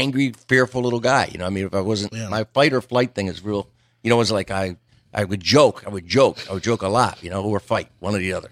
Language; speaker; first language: English; native; English